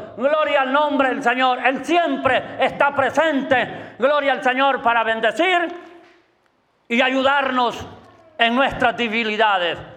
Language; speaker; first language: Spanish; native; Spanish